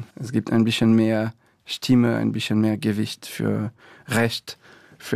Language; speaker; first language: German; non-native, fluent; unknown